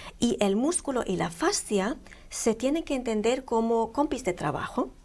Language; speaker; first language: Spanish; non-native, fluent; Greek